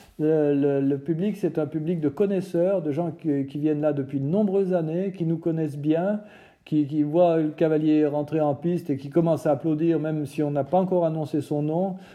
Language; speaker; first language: French; native; French